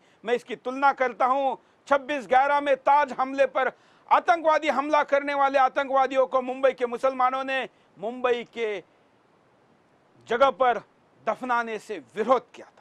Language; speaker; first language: Hindi; native; Hindi